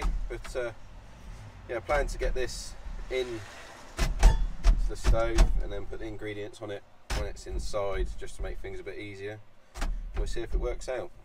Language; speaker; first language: English; native; English